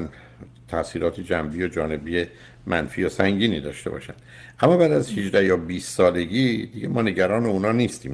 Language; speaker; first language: Persian; native; Persian